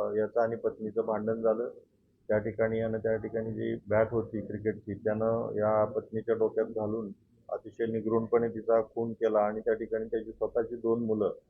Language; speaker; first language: Marathi; native; Marathi